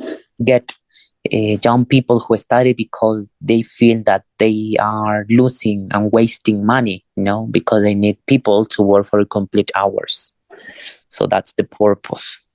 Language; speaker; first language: English; non-native, fluent; Spanish